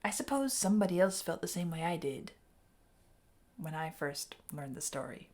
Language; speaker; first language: English; native; English